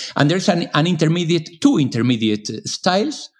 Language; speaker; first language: English; non-native, fluent; Spanish